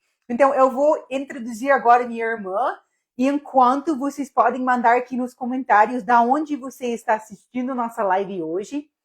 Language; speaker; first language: Portuguese; non-native, fluent; English